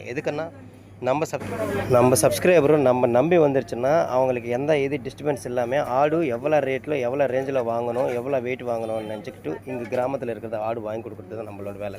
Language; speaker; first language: Tamil; native; Tamil